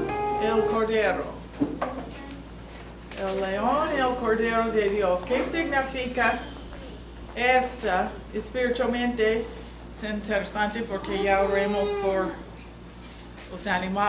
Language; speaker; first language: Spanish; non-native, learner; English